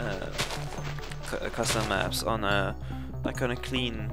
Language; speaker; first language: English; non-native, fluent; Swedish